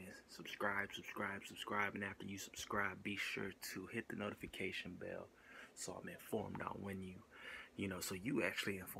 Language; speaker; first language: English; native; English